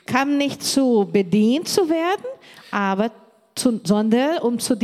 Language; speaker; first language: German; non-native, learner; Portuguese